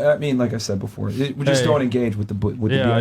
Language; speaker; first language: English; native; English